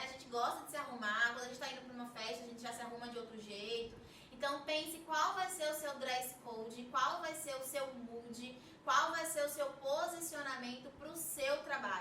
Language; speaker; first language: Portuguese; native; Portuguese